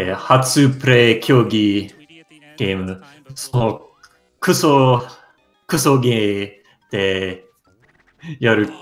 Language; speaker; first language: Japanese; non-native, learner; English